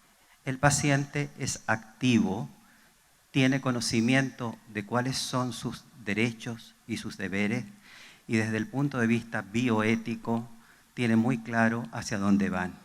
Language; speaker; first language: Spanish; native; Spanish